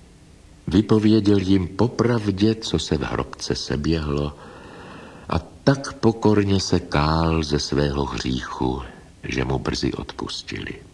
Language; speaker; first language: Czech; native; Czech